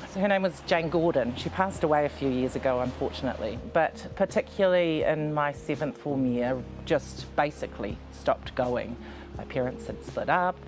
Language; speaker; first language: English; native; English